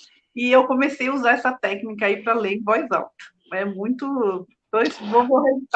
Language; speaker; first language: Portuguese; native; Portuguese